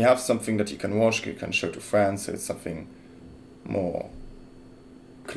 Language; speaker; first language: English; non-native, fluent; Luxembourgish